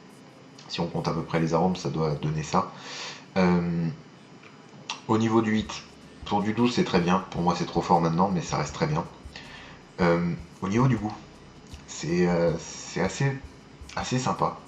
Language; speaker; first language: French; native; French